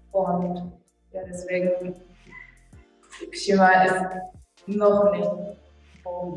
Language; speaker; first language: German; non-native, fluent; Japanese